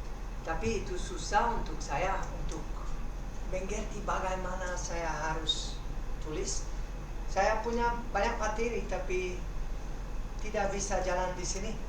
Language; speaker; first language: Indonesian; non-native, learner; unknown